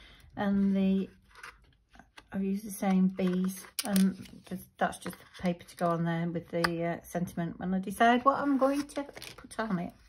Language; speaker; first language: English; native; English